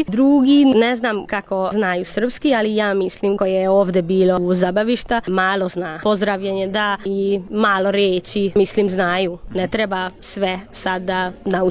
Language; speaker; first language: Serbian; non-native, local second language; Hungarian